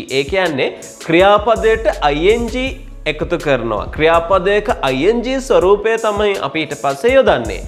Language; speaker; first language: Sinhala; native; Sinhala